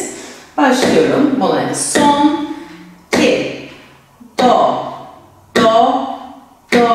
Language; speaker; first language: Turkish; native; Turkish